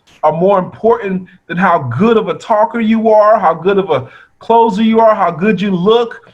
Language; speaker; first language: English; native; English